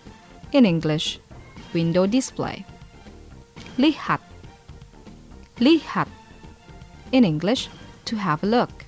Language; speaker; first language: English; non-native, fluent; Indonesian